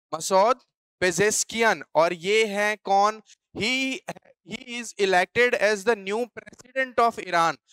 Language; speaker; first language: Hindi; native; Hindi